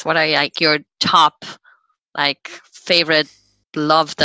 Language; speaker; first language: English; non-native, fluent; German